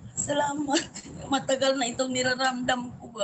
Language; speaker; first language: Filipino; non-native, local second language; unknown